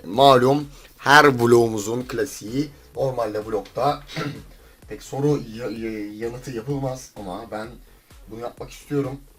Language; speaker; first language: Turkish; native; Turkish